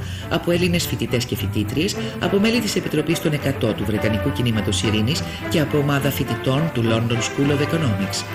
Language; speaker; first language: Greek; native; Greek